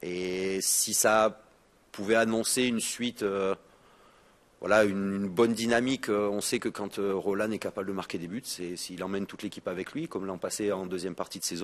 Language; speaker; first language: French; native; French